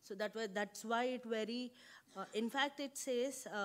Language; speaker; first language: English; non-native, local second language; Kannada